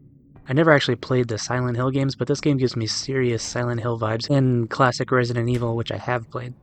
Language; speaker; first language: English; native; English